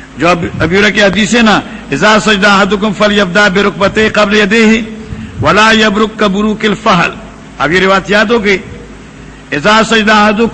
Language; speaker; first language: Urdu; non-native, local second language; Northern Hindko